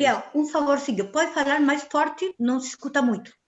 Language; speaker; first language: Portuguese; non-native, fluent; Spanish